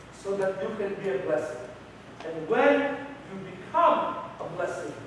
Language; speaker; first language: English; non-native, local second language; Filipino